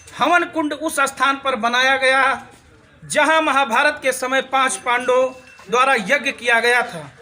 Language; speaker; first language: Hindi; native; Hindi